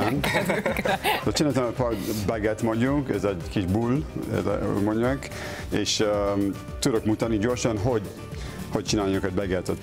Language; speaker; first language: Hungarian; non-native, learner; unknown